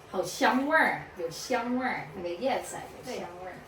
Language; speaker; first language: Chinese; non-native, learner; Filipino